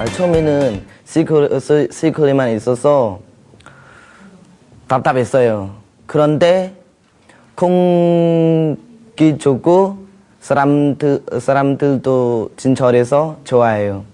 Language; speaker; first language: Korean; non-native, fluent; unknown